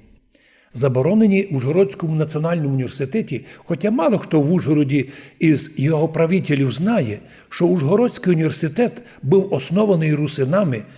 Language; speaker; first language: Ukrainian; non-native, local second language; Rusyn